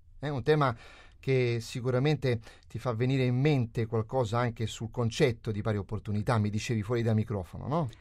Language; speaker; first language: Italian; native; Italian